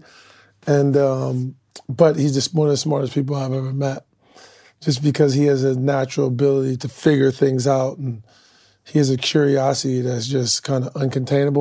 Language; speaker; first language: English; native; English